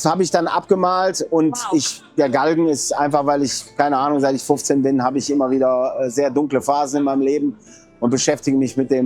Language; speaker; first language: German; native; German